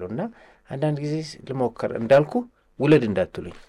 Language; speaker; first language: Amharic; native; Amharic